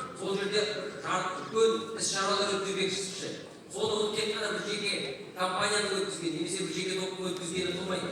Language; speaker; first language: Kazakh; native; Kazakh